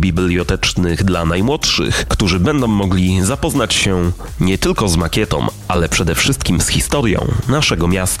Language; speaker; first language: Polish; native; Polish